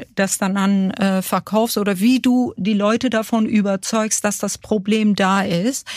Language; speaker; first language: German; early bilingual, other home language; Kurdish